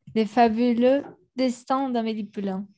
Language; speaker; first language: French; non-native, learner; Spanish